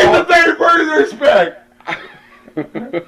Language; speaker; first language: English; native; English